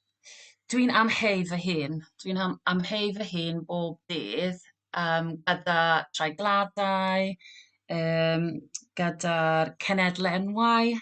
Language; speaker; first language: Welsh; non-native, local second language; English